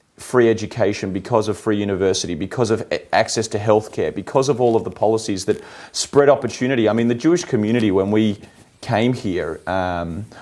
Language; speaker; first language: English; native; English